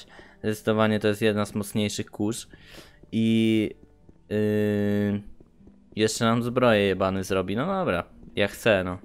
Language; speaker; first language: Polish; native; Polish